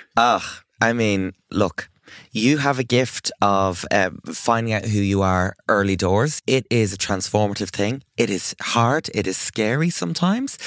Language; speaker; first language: English; native; English